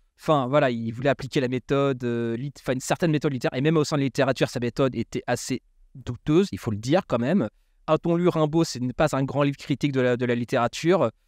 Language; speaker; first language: French; native; French